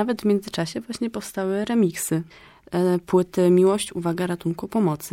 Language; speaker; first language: Polish; native; Polish